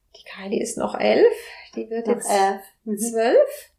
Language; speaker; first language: German; non-native, fluent; Spanish